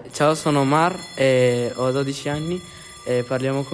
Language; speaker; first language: Italian; early bilingual, other home language; Spanish